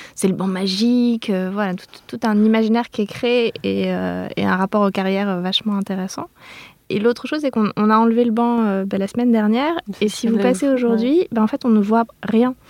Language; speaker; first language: French; native; French